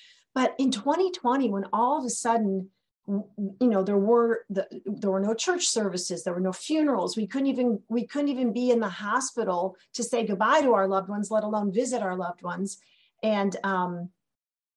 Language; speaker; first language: English; native; English